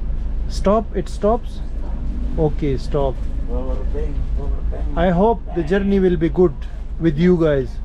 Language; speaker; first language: English; non-native, learner; Urdu